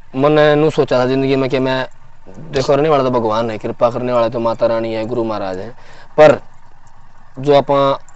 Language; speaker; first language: Hindi; native; Hindi